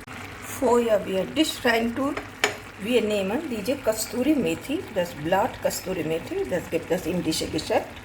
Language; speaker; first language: German; non-native, learner; Hindi